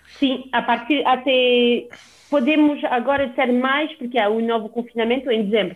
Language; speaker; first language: Portuguese; non-native, fluent; French